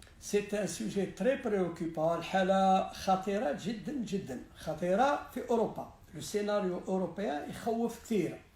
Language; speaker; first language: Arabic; native; Arabic